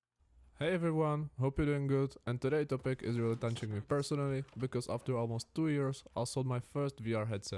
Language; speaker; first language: English; non-native, fluent; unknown